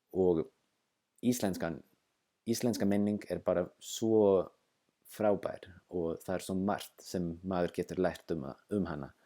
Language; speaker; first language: Icelandic; non-native, fluent; English